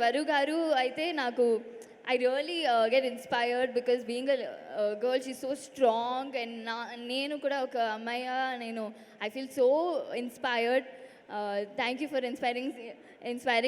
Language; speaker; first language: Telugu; non-native, learner; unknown